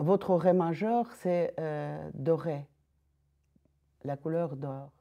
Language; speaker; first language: French; non-native, fluent; Russian